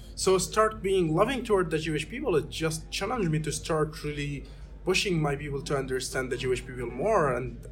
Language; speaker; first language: English; non-native, fluent; Arabic